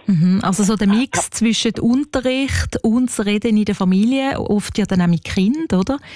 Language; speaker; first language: German; native; German